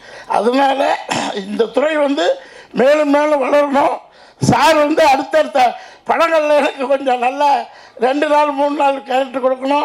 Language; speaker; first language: Tamil; native; Tamil